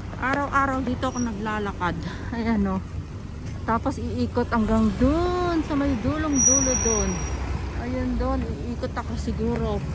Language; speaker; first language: Filipino; native; Filipino